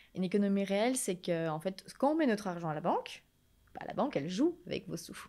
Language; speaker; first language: French; native; French